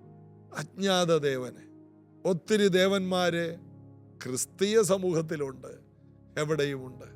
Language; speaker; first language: Malayalam; native; Malayalam